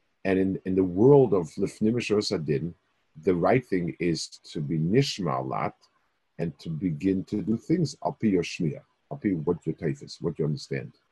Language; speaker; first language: English; native; English